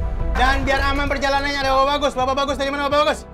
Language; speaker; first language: Indonesian; native; Indonesian